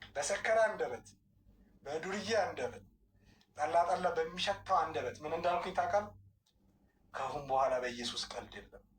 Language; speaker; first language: Amharic; native; Amharic